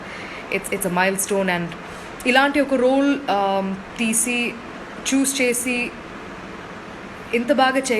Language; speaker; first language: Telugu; non-native, fluent; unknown